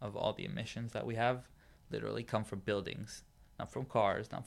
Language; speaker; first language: English; non-native, fluent; Hebrew